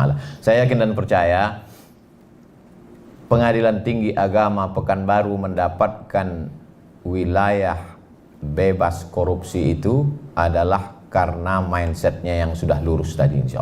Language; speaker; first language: Indonesian; native; Indonesian